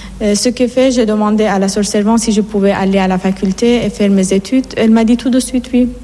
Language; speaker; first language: French; non-native, fluent; Persian